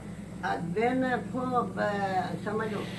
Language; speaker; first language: Hebrew; non-native, learner; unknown